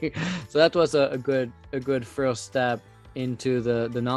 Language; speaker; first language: English; non-native, fluent; French